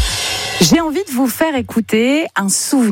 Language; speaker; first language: French; native; French